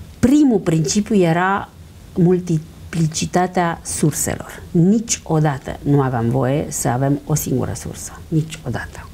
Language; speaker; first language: Romanian; early bilingual, heritage; Romanian